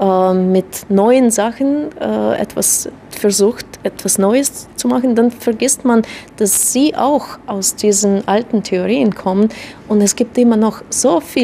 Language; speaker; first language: German; non-native, fluent; Russian